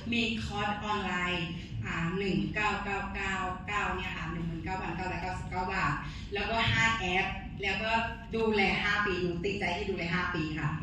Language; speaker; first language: Thai; non-native, fluent; Burmese